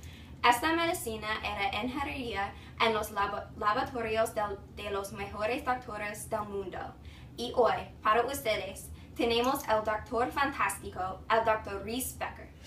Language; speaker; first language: Spanish; non-native, learner; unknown